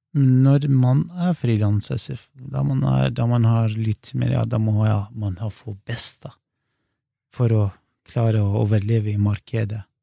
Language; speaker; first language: Norwegian; non-native, fluent; Kurdish